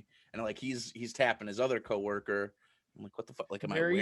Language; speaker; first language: English; native; English